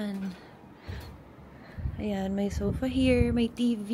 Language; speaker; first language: Filipino; native; Filipino